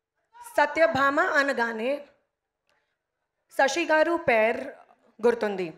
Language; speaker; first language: Telugu; non-native, local second language; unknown